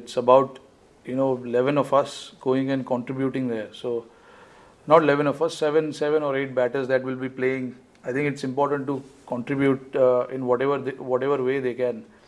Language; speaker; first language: English; non-native, local second language; Marathi